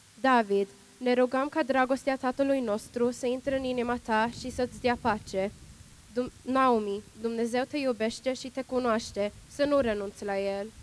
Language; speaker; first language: Romanian; early bilingual, heritage; Romanian